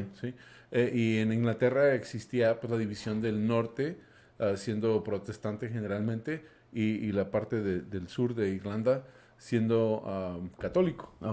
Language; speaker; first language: Spanish; non-native, fluent; English